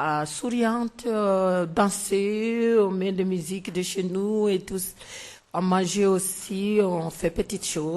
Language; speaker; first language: French; non-native, learner; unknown